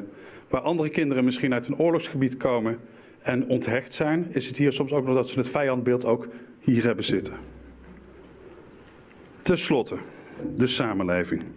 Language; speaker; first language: Dutch; native; Dutch